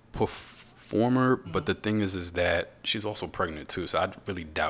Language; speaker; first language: English; native; English